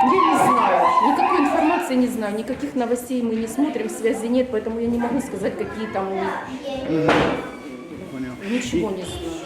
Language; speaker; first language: Russian; native; Russian